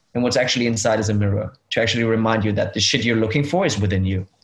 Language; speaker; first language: English; non-native, fluent; German